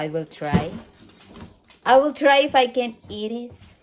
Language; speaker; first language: English; non-native, local second language; Filipino